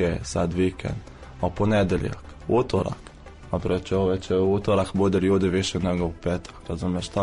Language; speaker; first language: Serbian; non-native, fluent; Arabic